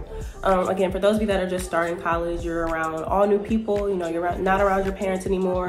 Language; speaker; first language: English; native; English